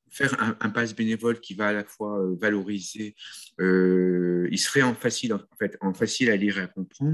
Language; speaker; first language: French; native; French